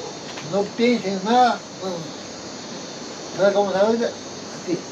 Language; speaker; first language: Spanish; non-native, local second language; Quechua